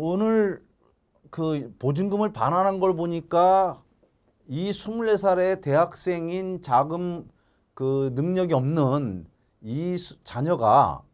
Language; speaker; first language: Korean; native; Korean